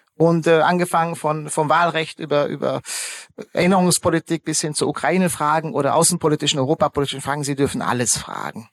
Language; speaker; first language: German; early bilingual, other home language; Hungarian